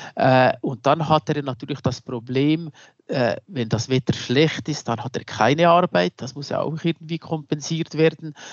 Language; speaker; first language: German; native; German